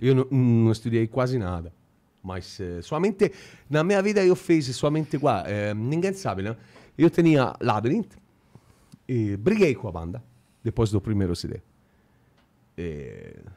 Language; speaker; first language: Portuguese; non-native, fluent; Italian